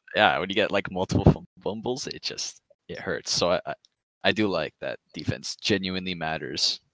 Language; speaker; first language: English; native; English